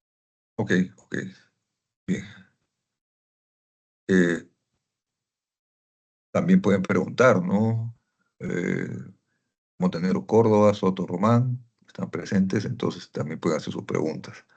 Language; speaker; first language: Spanish; native; Spanish